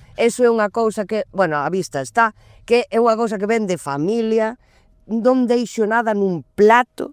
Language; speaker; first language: Galician; non-native, local second language; Spanish